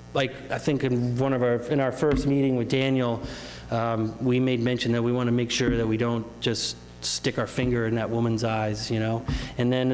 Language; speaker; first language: English; native; English